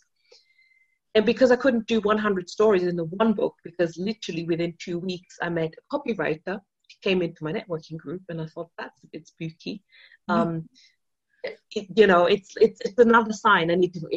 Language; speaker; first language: English; non-native, fluent; German